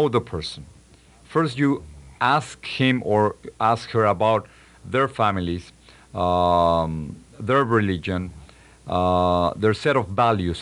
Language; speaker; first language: English; non-native, fluent; Spanish